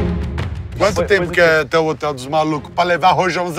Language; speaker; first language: Portuguese; native; Portuguese